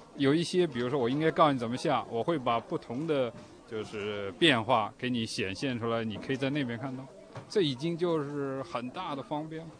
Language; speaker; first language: Chinese; native; Chinese